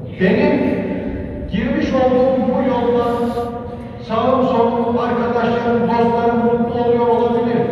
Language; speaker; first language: Turkish; native; Turkish